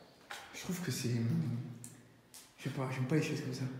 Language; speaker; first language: French; native; French